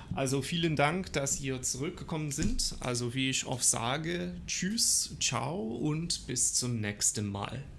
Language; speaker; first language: German; non-native, learner; English